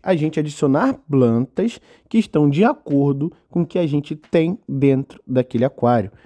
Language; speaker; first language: Portuguese; native; Portuguese